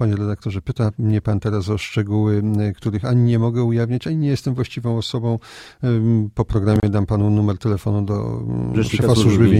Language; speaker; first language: Polish; native; Polish